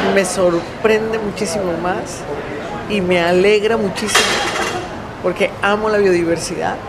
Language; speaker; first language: Spanish; native; Spanish